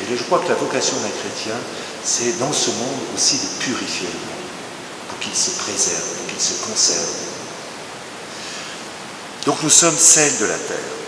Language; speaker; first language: French; native; French